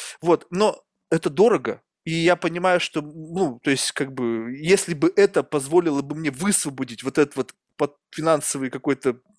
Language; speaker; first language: Russian; native; Russian